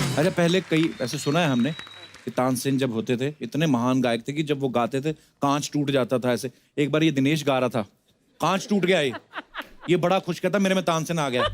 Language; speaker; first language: Hindi; non-native, local second language; Punjabi